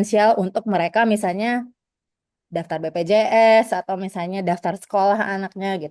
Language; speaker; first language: Indonesian; native; Indonesian